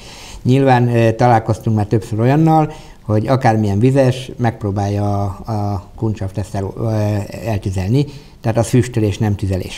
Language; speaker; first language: Hungarian; native; Hungarian